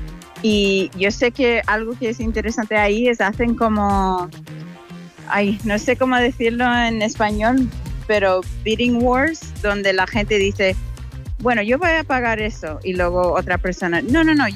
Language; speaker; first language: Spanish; non-native, fluent; English